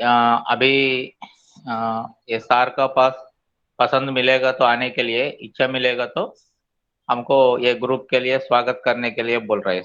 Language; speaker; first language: Hindi; non-native, local second language; Telugu